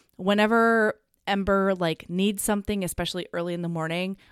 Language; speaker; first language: English; native; English